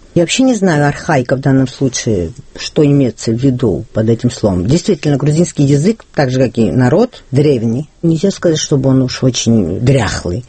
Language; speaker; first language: Russian; non-native, local second language; Georgian